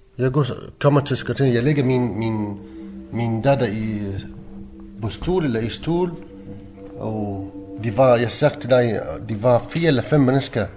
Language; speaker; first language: Danish; non-native, learner; Arabic